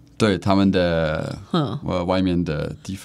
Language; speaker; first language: Chinese; non-native, learner; Czech